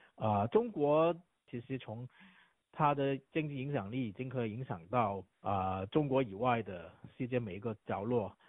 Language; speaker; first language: Chinese; non-native, fluent; Cantonese